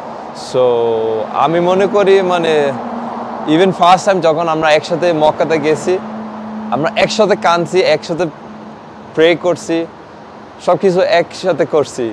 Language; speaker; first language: Bangla; early bilingual, heritage; Bangla